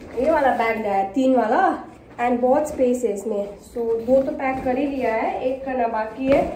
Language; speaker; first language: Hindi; non-native, fluent; Nepali